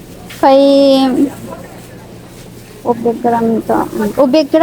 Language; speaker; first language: Korean; non-native, learner; Bangla